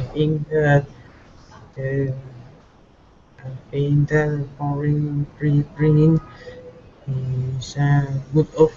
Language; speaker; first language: English; non-native, learner; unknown